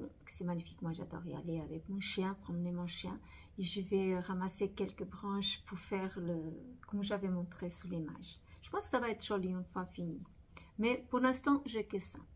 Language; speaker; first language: French; non-native, fluent; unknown